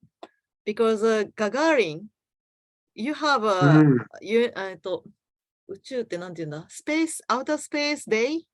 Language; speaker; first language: English; non-native, learner; Japanese